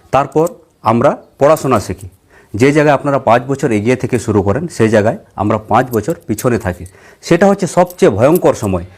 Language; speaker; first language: Bangla; non-native, local second language; Santali